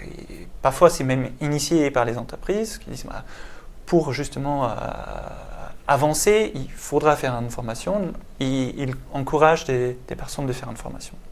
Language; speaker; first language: French; non-native, fluent; German